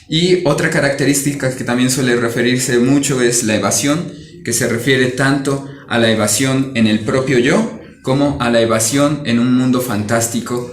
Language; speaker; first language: Spanish; native; Spanish